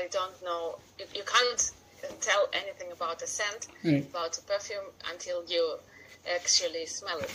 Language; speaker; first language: English; non-native, fluent; Russian